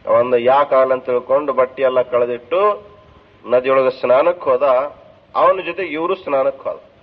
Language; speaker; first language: Kannada; native; Kannada